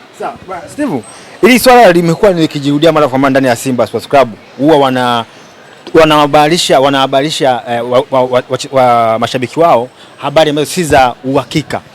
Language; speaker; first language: Swahili; native; Swahili